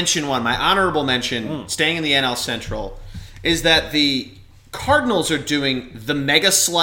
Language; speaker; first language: English; native; English